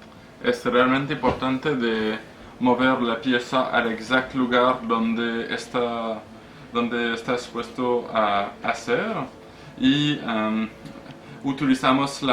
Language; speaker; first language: Spanish; non-native, learner; French